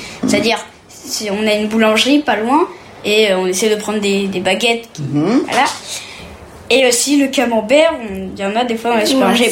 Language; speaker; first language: French; early bilingual, heritage; French